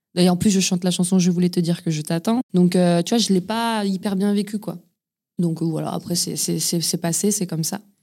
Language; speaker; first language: French; native; French